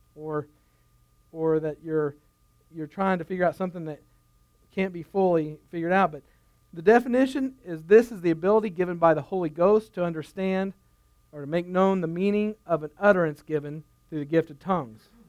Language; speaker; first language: English; native; English